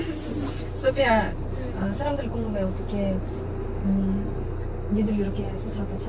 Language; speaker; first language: Korean; non-native, learner; Russian